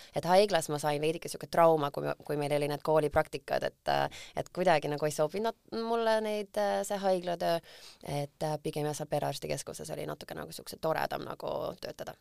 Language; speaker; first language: Estonian; early bilingual, other home language; English